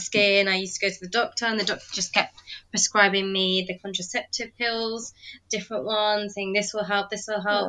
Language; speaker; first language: English; native; English